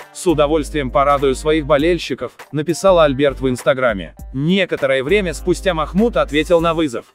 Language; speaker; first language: Russian; non-native, local second language; Uzbek